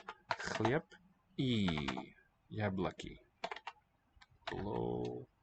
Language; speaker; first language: Russian; non-native, learner; English